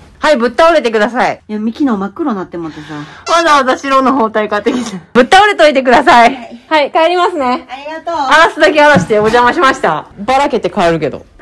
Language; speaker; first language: Japanese; native; Japanese